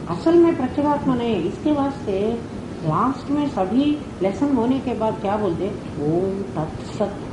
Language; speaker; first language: Hindi; non-native, local second language; Telugu